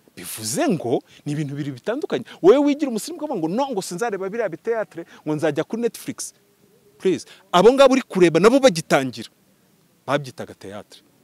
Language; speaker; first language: Kinyarwanda; early bilingual, heritage; Kinyarwanda